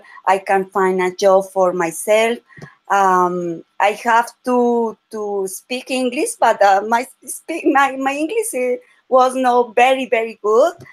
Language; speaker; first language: English; non-native, learner; Spanish